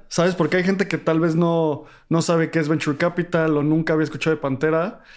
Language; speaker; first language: Spanish; native; Spanish